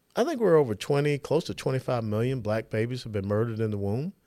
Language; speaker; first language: English; native; English